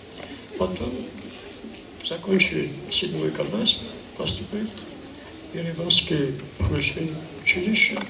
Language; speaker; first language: Russian; non-native, local second language; Armenian